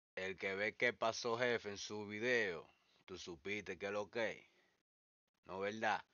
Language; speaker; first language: Spanish; early bilingual, other home language; English